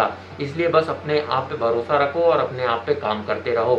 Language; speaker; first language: Hindi; native; Hindi